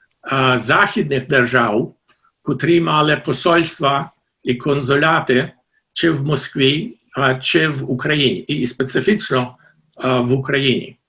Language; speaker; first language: Ukrainian; early bilingual, heritage; Ukrainian